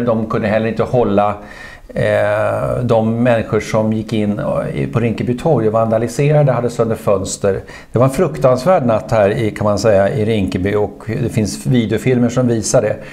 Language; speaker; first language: Swedish; native; Swedish